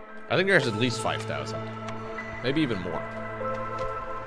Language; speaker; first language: English; non-native, fluent; Dutch